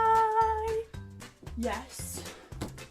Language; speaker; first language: English; native; English